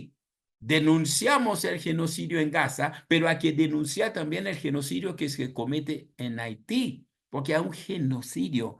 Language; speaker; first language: Spanish; non-native, fluent; Haitian Creole